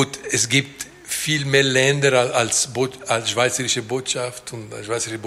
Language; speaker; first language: German; non-native, fluent; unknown